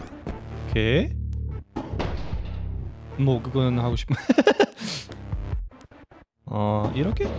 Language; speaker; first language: Korean; non-native, fluent; German